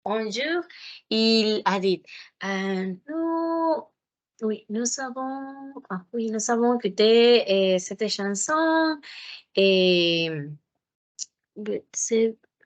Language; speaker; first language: French; non-native, learner; Spanish